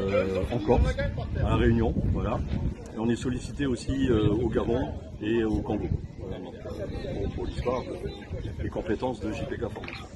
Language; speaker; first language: French; native; French